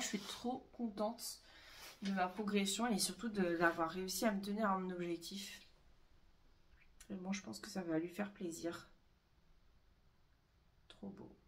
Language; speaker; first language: French; native; French